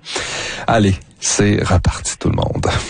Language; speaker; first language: French; native; French